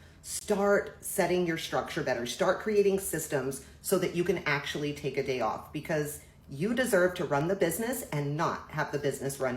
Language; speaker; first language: English; native; English